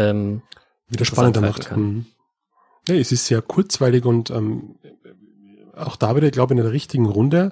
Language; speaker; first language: German; native; German